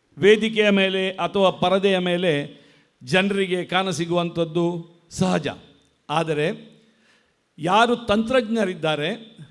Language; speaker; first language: Kannada; non-native, local second language; Konkani